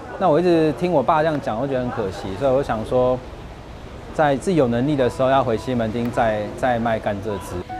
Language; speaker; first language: Chinese; native; Chinese